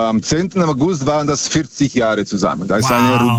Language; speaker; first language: German; non-native, fluent; Serbian